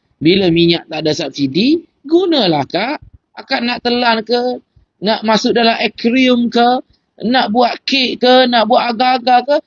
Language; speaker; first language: Malay; native; Malay